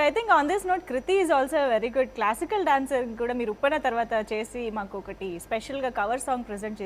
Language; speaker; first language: Telugu; native; Telugu